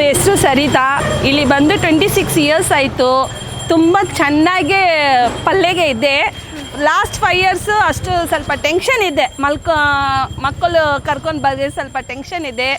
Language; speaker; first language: Kannada; non-native, local second language; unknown